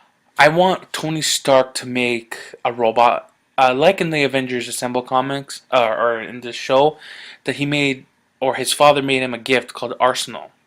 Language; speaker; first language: English; native; English